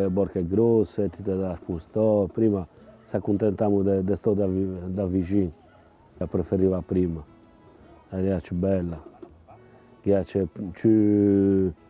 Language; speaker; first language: Italian; non-native, local second language; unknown